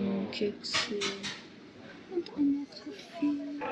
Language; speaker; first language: German; non-native, learner; Japanese